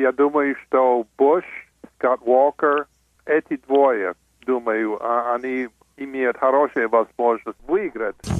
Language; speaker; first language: Russian; non-native, fluent; English